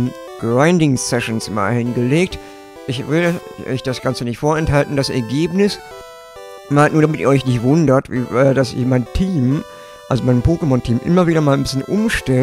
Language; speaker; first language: German; native; German